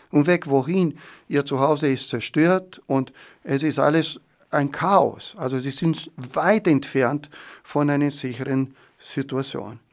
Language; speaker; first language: German; non-native, fluent; Portuguese